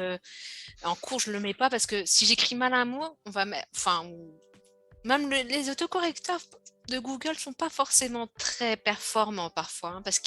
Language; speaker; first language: French; native; French